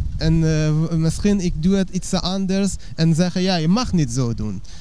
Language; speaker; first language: Dutch; non-native, learner; Persian